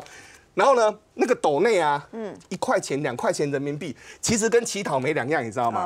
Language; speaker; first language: Chinese; native; Chinese